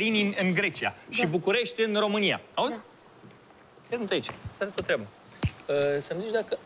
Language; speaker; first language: Romanian; native; Romanian